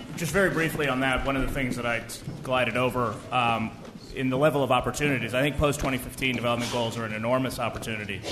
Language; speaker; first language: English; early bilingual, other home language; Spanish